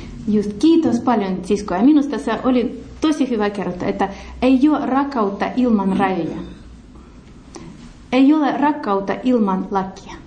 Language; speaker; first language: Finnish; non-native, learner; Russian